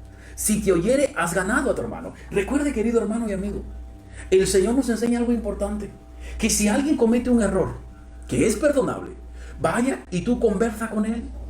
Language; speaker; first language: Spanish; native; Spanish